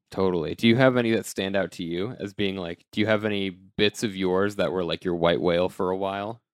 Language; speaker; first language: English; native; English